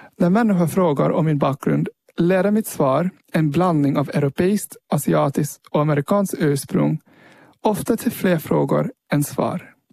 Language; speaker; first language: Swedish; early bilingual, heritage; Swedish